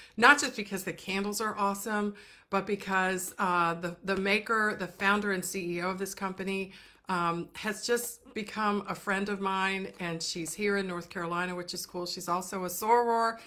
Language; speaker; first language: English; native; English